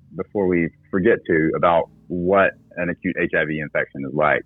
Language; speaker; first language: English; native; English